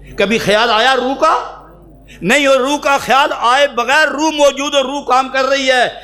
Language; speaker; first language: Urdu; non-native, local second language; Punjabi